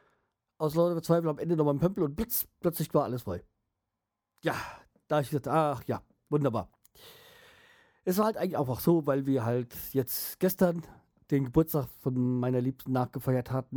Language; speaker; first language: German; native; German